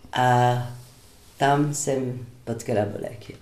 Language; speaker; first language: Czech; non-native, fluent; French